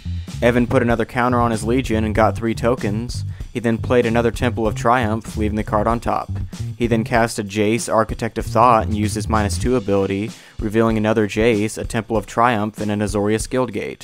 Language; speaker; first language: English; native; English